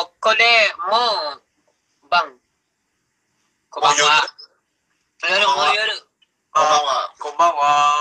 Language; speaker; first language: Japanese; non-native, learner; Indonesian